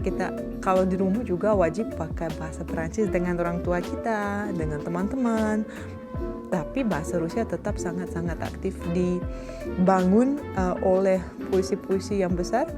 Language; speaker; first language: Indonesian; non-native, fluent; Russian